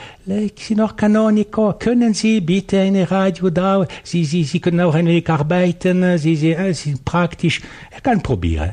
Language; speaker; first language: German; non-native, local second language; French